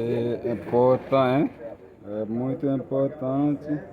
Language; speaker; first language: Portuguese; non-native, learner; Haitian Creole